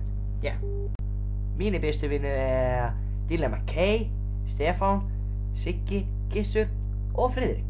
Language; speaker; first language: Danish; non-native, learner; Icelandic